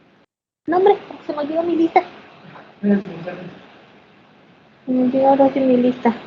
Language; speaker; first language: Spanish; native; Spanish